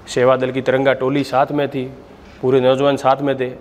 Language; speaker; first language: Hindi; native; Hindi